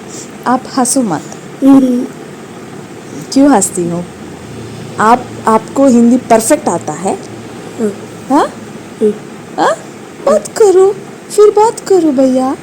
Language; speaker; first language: Hindi; non-native, local second language; Tulu